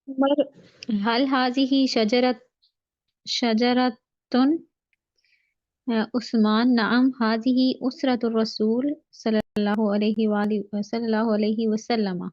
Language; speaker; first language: Arabic; non-native, learner; Urdu